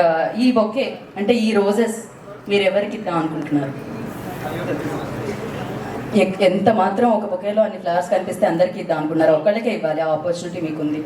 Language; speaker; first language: Telugu; native; Telugu